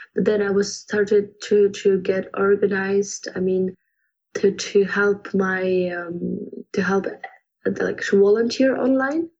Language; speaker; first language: English; non-native, fluent; Ukrainian